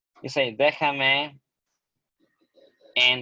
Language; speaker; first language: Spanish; early bilingual, heritage; Spanish